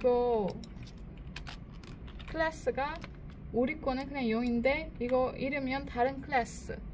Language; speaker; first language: Korean; non-native, learner; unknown